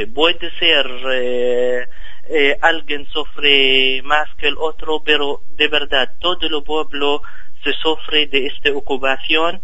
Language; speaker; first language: Spanish; non-native, fluent; Arabic